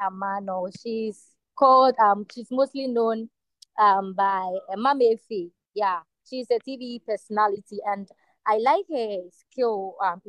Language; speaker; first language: English; non-native, local second language; Ewe